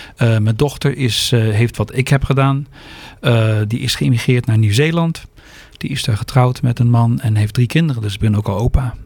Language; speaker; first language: Dutch; native; Dutch